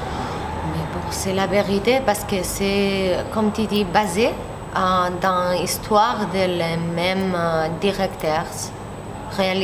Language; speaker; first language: French; non-native, learner; Spanish